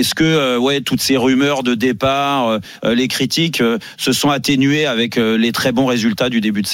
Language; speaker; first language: French; native; French